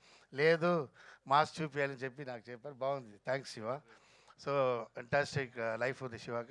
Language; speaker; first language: Telugu; non-native, fluent; Tamil